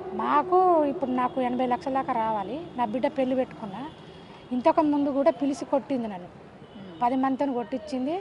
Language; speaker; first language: Telugu; native; Telugu